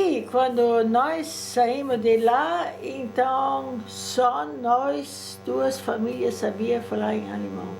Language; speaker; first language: Portuguese; early bilingual, other home language; German